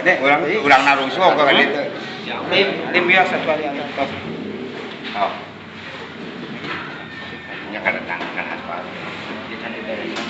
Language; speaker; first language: Indonesian; non-native, local second language; Sundanese